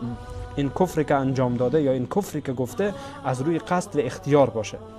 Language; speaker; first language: Persian; native; Persian